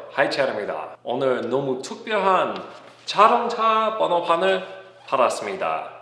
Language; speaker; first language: Korean; non-native, fluent; English